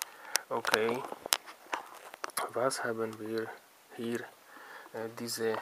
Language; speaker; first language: German; non-native, learner; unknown